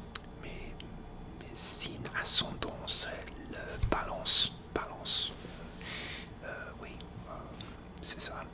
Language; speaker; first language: French; non-native, learner; English